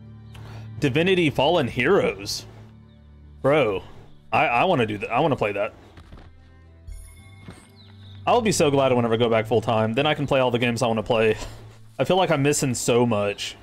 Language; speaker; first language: English; native; English